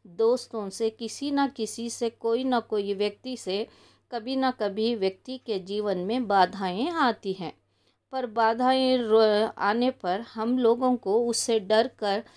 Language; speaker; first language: Hindi; non-native, local second language; Kannada